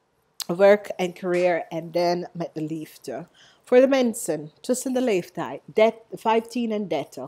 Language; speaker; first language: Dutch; non-native, learner; English